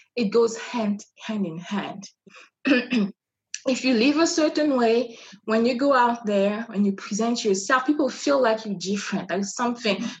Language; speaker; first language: English; non-native, fluent; French